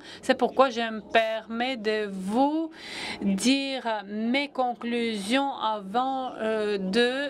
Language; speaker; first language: French; non-native, fluent; Latvian